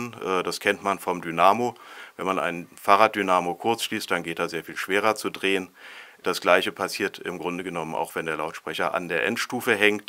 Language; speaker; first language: German; native; German